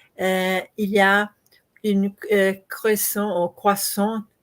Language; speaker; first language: French; non-native, learner; Portuguese